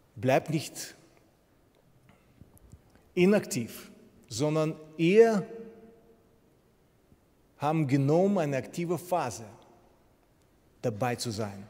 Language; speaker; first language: German; non-native, fluent; Ukrainian